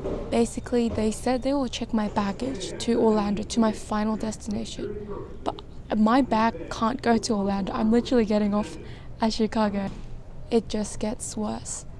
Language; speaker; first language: English; non-native, fluent; Korean